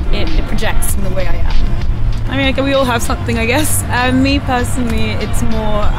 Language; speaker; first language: English; native; English